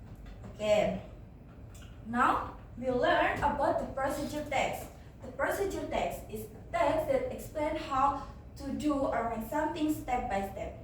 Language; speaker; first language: English; non-native, learner; Indonesian